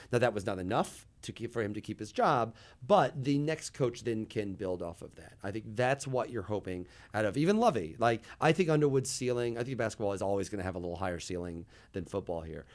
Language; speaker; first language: English; native; English